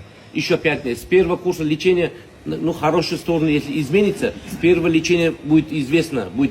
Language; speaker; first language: Russian; non-native, learner; Uzbek